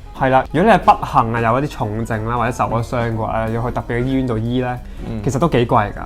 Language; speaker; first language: Cantonese; native; Cantonese